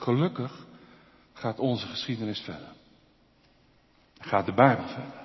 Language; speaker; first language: Dutch; native; Dutch